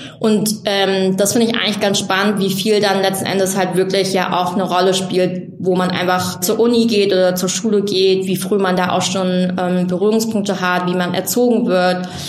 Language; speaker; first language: German; early bilingual, other home language; Vietnamese